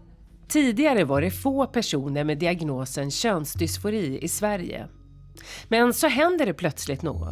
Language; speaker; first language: Swedish; native; Swedish